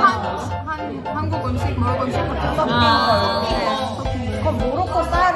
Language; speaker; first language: Korean; non-native, learner; Arabic